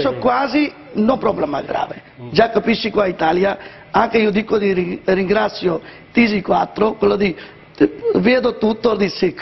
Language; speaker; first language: Italian; non-native, learner; Punjabi